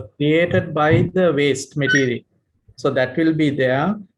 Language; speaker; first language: English; non-native, local second language; Sinhala